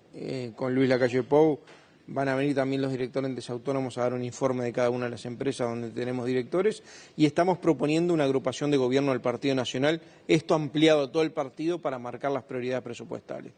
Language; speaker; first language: Spanish; native; Spanish